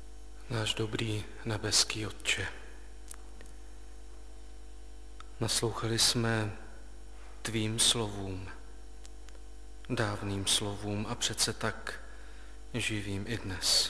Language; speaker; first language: Czech; native; Czech